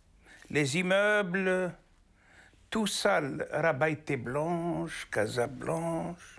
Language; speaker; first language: French; non-native, local second language; Arabic